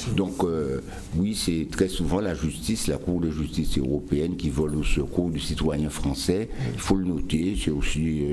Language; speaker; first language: French; native; French